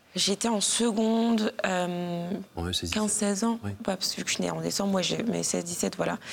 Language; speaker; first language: French; native; French